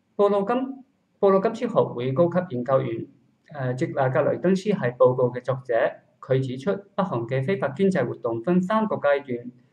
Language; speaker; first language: Cantonese; non-native, learner; Japanese